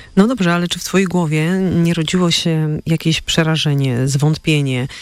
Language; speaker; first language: Polish; native; Polish